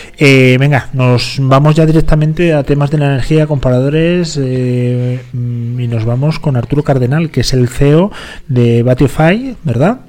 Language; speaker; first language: Spanish; native; Spanish